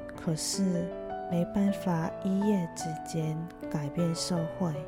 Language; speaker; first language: Chinese; non-native, fluent; Korean